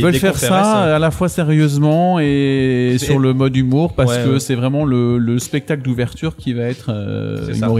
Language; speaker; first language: French; native; French